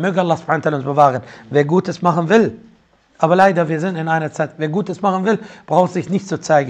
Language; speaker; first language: German; non-native, fluent; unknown